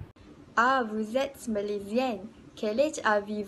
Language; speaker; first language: French; non-native, learner; Malay